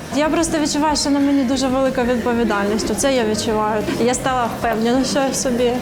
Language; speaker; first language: Ukrainian; native; Ukrainian